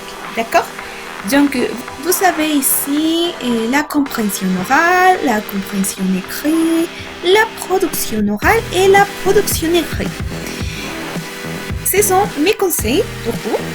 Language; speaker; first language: French; non-native, learner; Spanish